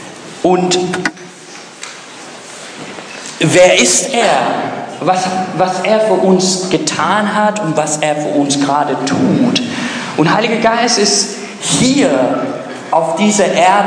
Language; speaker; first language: German; non-native, fluent; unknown